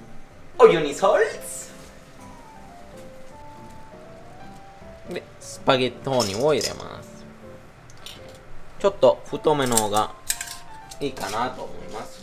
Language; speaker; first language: Japanese; non-native, fluent; Italian